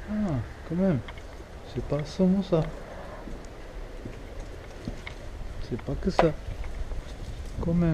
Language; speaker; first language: French; non-native, fluent; Portuguese